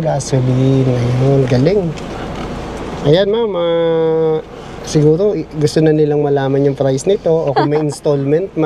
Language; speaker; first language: Filipino; non-native, local second language; Hiligaynon